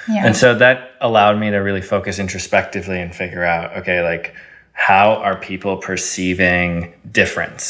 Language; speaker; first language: English; early bilingual, other home language; Arabic